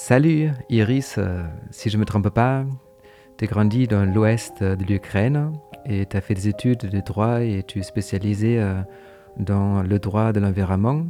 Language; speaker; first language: French; non-native, fluent; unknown